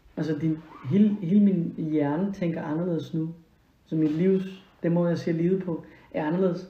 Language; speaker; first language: Danish; non-native, fluent; Spanish